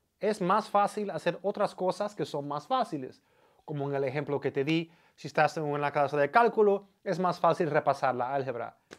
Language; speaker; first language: Spanish; non-native, fluent; English